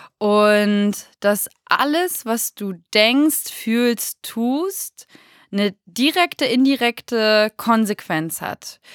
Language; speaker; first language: German; native; German